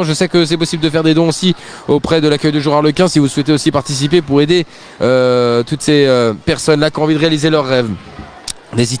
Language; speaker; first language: French; native; French